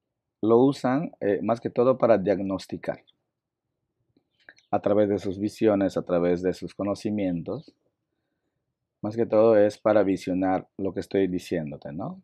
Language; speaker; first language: Spanish; non-native, local second language; Shipibo-Conibo